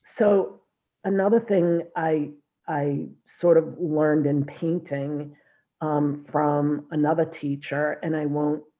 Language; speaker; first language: English; native; English